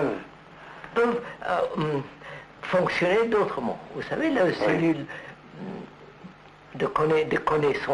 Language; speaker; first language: French; non-native, learner; Telugu